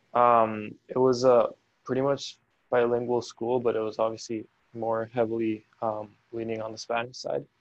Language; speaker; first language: English; non-native, fluent; Spanish